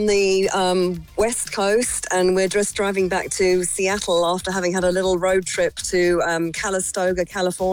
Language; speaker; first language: English; native; English